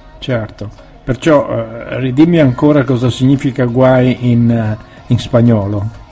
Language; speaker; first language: Italian; native; Italian